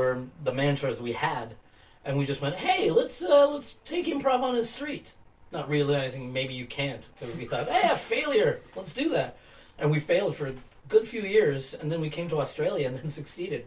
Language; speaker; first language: English; native; English